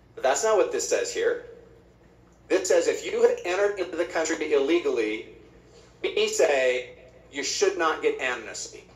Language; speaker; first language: English; native; English